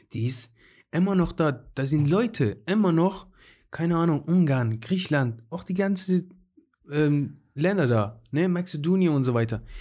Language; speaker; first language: German; non-native, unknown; Persian